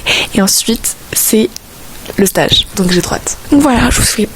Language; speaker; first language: French; native; French